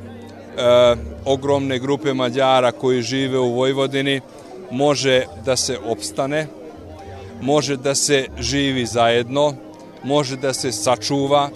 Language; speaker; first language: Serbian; non-native, local second language; Hungarian